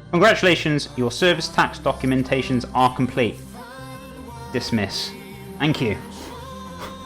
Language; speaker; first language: English; native; English